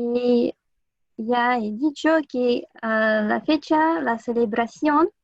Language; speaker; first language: Spanish; non-native, fluent; Russian